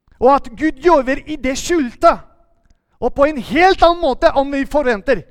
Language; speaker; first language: Norwegian; non-native, fluent; Spanish